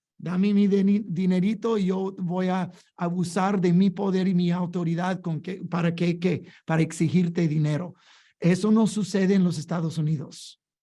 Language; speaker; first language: Spanish; non-native, fluent; English